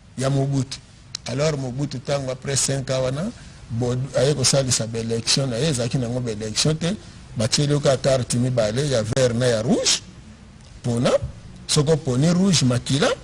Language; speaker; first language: Lingala; non-native, local second language; Kongo